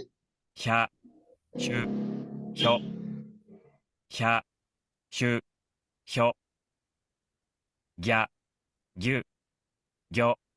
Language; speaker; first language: Japanese; non-native, learner; Filipino